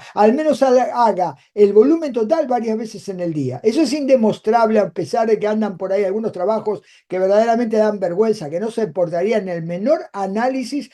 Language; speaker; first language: Spanish; native; Spanish